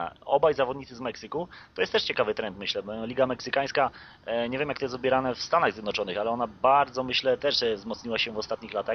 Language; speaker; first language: Polish; native; Polish